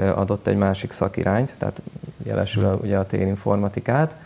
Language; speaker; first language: Hungarian; native; Hungarian